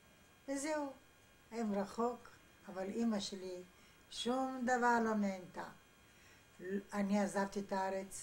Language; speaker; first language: Hebrew; non-native, fluent; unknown